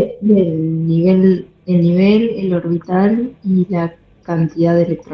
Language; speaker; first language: Spanish; native; Spanish